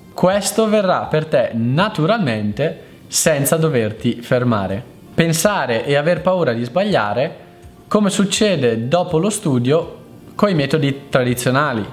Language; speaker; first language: Italian; native; Italian